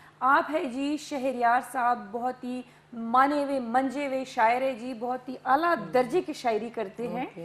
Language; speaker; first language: Urdu; non-native, local second language; Pashto